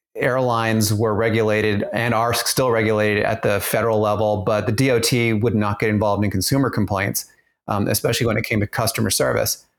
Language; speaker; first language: English; early bilingual, other home language; German